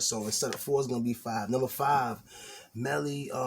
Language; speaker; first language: English; native; English